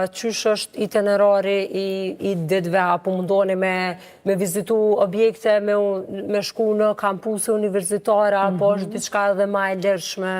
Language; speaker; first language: Albanian; native; Albanian